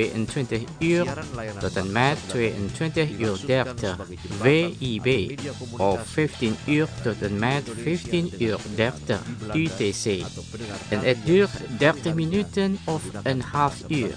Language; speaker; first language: Dutch; non-native, learner; Indonesian